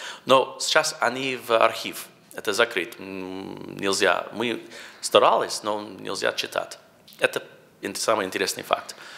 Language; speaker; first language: Russian; non-native, learner; English